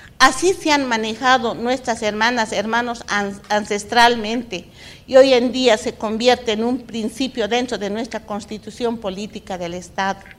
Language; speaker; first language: Spanish; non-native, local second language; Aymara